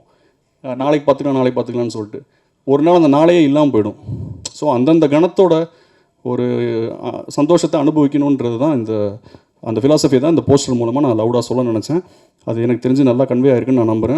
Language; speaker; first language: Tamil; native; Tamil